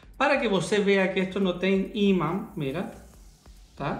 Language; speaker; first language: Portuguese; non-native, learner; Spanish